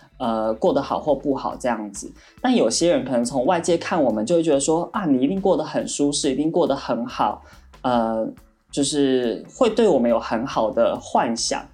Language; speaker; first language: Chinese; native; Chinese